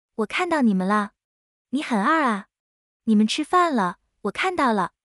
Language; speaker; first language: Chinese; non-native, learner; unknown